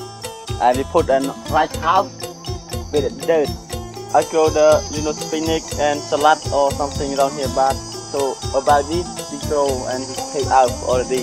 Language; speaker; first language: English; non-native, learner; Khmer